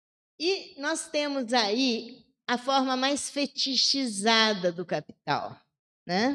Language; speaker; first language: Portuguese; native; Portuguese